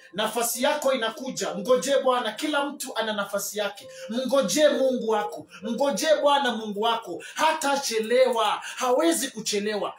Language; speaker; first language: Swahili; native; Swahili